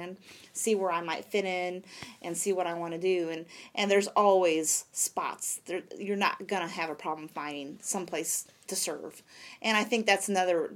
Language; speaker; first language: English; native; English